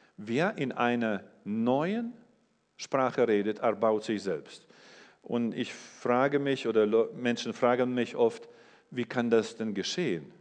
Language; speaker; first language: German; non-native, fluent; English